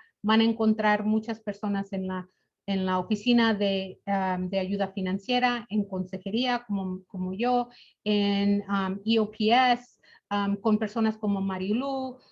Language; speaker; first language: Spanish; early bilingual, other home language; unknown